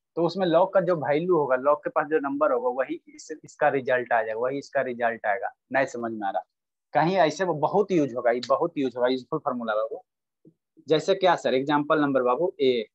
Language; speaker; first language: Hindi; native; Hindi